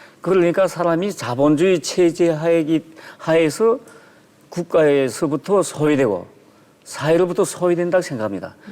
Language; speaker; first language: Korean; native; Korean